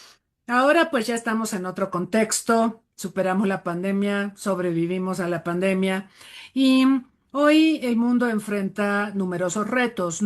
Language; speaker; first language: Spanish; native; Spanish